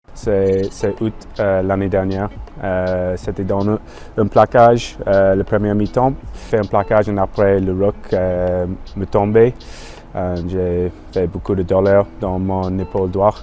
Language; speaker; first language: French; non-native, learner; English